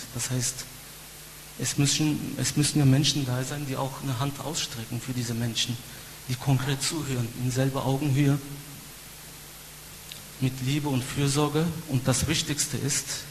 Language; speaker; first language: German; non-native, fluent; Turkish